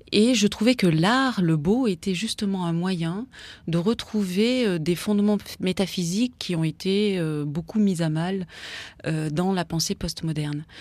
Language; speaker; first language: French; native; French